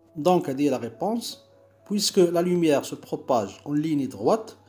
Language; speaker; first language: French; non-native, local second language; Arabic